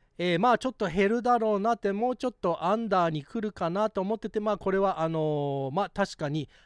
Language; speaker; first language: Japanese; early bilingual, heritage; Japanese